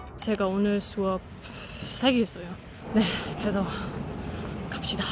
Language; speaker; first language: Korean; non-native, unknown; German